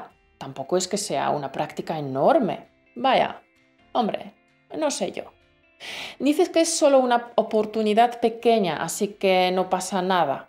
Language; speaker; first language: Spanish; native; Spanish